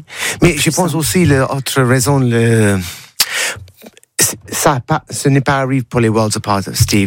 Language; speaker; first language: French; non-native, learner; English